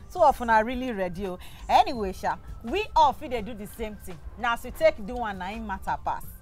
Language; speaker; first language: Nigerian Pidgin; native; Nigerian Pidgin